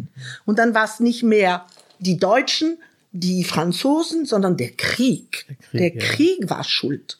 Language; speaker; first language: German; non-native, fluent; French